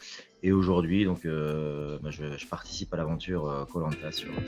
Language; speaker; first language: French; native; French